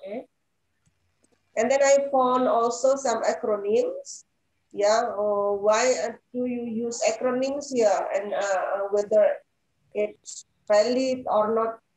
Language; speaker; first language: English; non-native, fluent; Indonesian